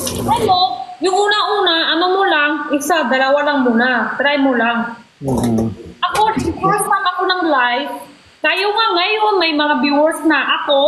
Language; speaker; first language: Filipino; non-native, learner; Korean